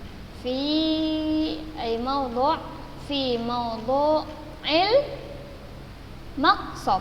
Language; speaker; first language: Arabic; non-native, fluent; Indonesian